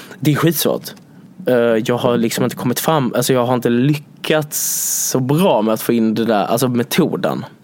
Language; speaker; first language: Swedish; native; Swedish